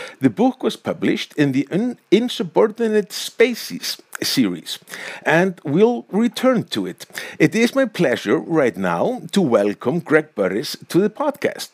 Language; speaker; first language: English; non-native, fluent; Icelandic